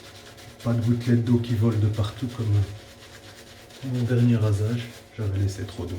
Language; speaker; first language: French; native; French